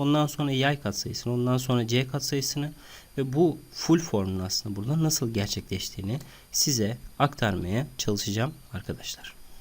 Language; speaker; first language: Turkish; native; Turkish